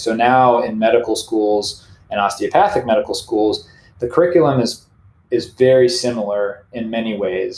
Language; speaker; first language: English; native; English